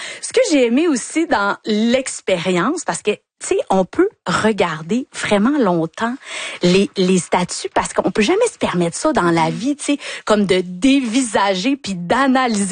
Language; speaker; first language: French; native; French